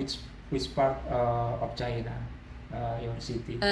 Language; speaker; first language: English; non-native, learner; Indonesian